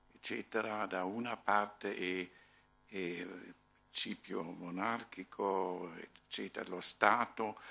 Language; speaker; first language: Italian; non-native, fluent; German